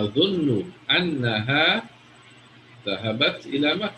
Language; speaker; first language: Arabic; non-native, fluent; English